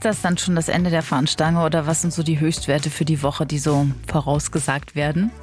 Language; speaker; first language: German; native; German